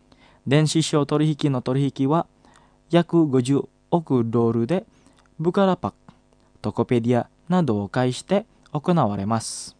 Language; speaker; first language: Japanese; non-native, fluent; Indonesian